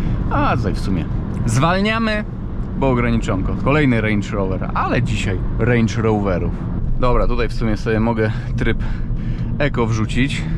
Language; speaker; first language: Polish; native; Polish